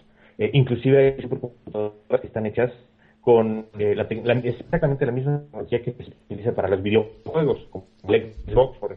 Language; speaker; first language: Spanish; native; Spanish